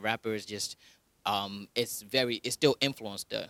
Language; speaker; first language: English; early bilingual, other home language; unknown